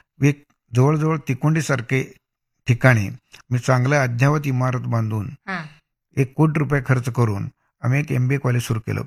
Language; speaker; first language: Marathi; non-native, local second language; Kannada